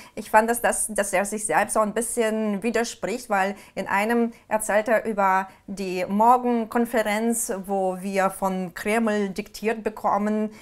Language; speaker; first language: German; non-native, fluent; Ukrainian